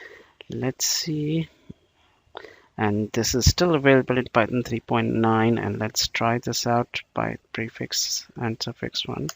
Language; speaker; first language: English; non-native, local second language; Bangla